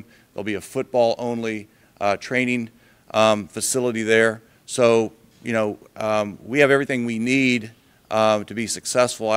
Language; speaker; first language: English; native; English